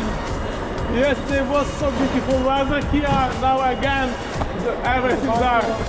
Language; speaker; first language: English; non-native, learner; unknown